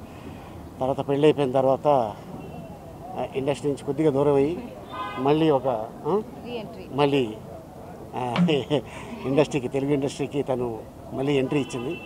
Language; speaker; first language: Telugu; native; Telugu